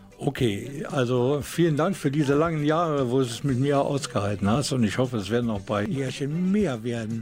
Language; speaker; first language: German; native; German